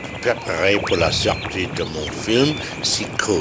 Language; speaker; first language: French; non-native, learner; English